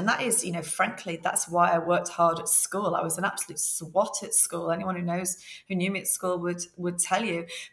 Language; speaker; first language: English; native; English